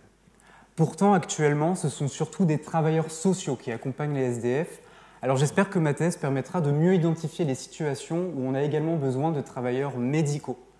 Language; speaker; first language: French; native; French